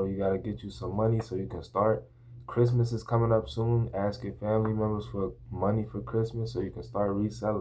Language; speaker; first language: English; native; English